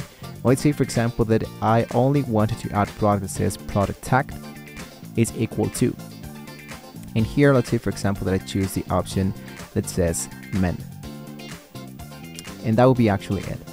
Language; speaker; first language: English; non-native, fluent; Spanish